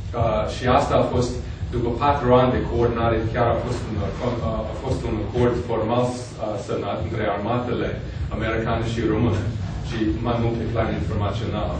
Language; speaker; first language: Romanian; non-native, fluent; English